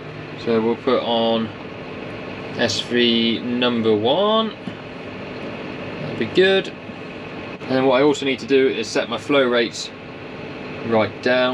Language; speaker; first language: English; native; English